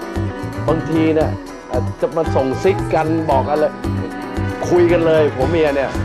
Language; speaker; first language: Thai; native; Thai